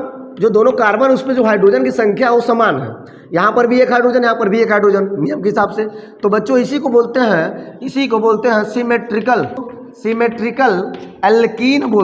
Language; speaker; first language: Hindi; native; Hindi